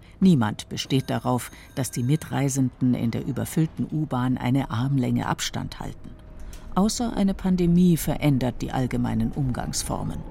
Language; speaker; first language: German; native; German